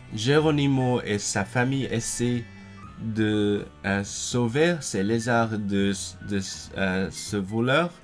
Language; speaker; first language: French; non-native, fluent; Cantonese